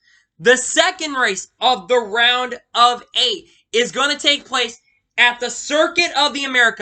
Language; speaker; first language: English; native; English